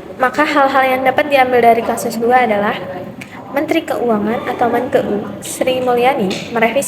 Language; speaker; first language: Indonesian; native; Indonesian